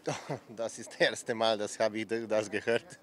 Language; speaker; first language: German; non-native, learner; Slovenian